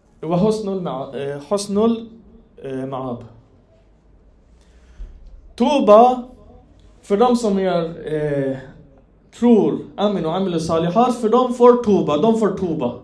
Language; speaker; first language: Swedish; non-native, fluent; Persian